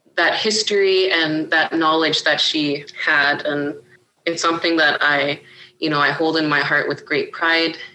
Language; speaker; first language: English; native; English